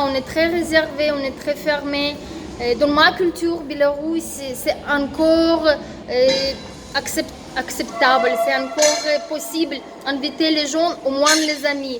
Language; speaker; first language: French; non-native, fluent; Russian